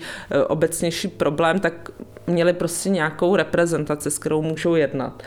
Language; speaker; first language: Czech; native; Czech